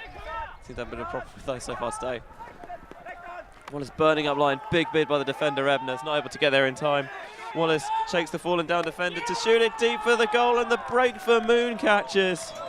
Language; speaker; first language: English; native; English